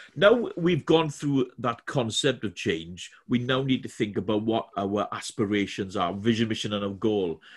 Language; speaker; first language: English; native; English